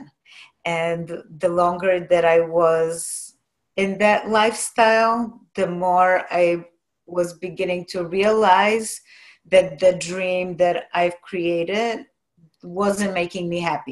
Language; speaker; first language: English; non-native, fluent; Polish